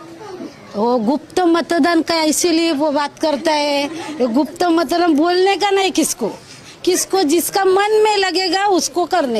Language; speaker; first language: Hindi; non-native, local second language; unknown